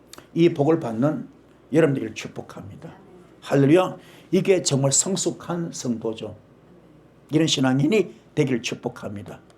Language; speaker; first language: Korean; native; Korean